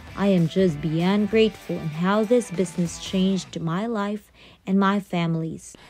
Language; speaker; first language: English; non-native, local second language; Cebuano